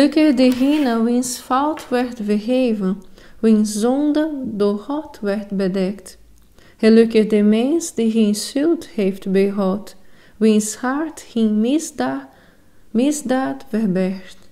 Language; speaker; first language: Dutch; non-native, fluent; Portuguese